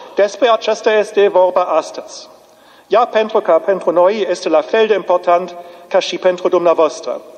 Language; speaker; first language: Romanian; non-native, fluent; German